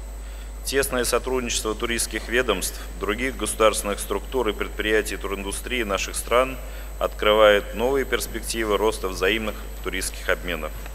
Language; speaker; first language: Russian; native; Russian